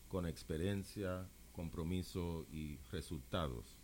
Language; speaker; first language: Spanish; non-native, local second language; English